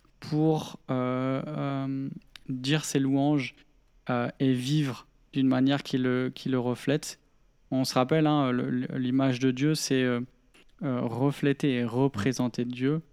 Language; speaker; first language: French; native; French